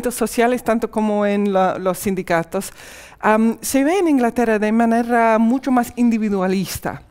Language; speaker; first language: Spanish; non-native, fluent; English